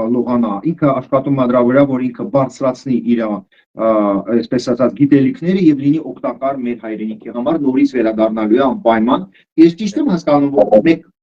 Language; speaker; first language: Armenian; early bilingual, heritage; Armenian